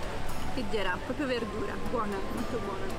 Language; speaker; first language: Italian; native; Italian